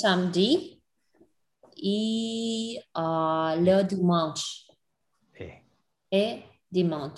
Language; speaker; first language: French; non-native, learner; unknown